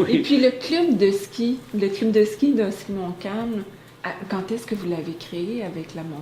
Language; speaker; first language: French; native; French